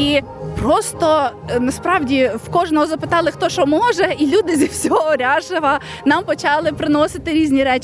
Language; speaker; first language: Ukrainian; native; Ukrainian